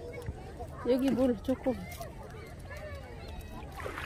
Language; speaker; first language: Korean; non-native, learner; Filipino